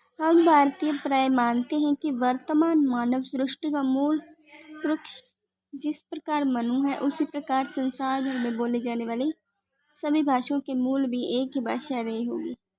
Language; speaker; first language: Hindi; native; Hindi